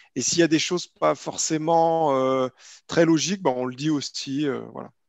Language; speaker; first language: French; native; French